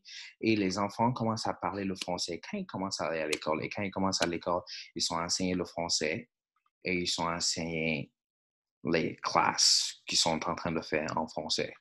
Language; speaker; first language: French; non-native, fluent; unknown